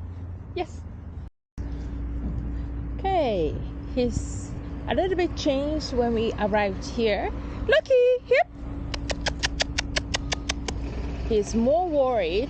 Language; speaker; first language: English; non-native, fluent; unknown